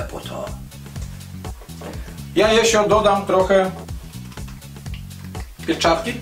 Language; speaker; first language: Polish; non-native, learner; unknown